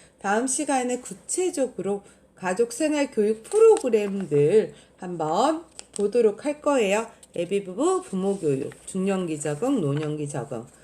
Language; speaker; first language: Korean; native; Korean